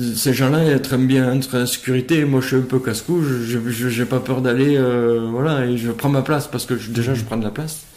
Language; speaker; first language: French; native; French